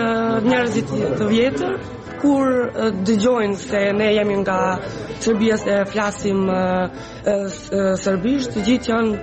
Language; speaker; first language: Albanian; non-native, learner; Serbian